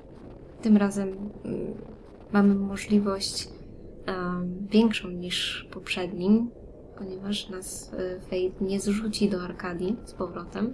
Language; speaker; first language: Polish; native; Polish